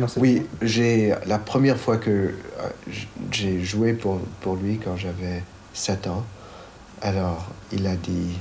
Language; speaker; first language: French; non-native, fluent; Chinese